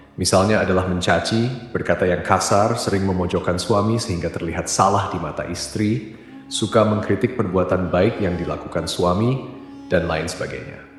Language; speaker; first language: Indonesian; native; Indonesian